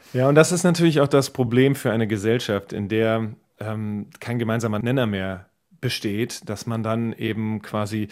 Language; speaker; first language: German; native; German